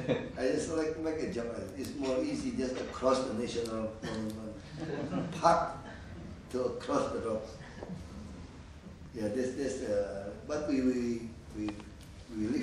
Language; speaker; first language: English; non-native, learner; Indonesian